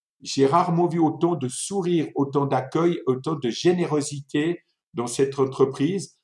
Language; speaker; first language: French; early bilingual, other home language; Italian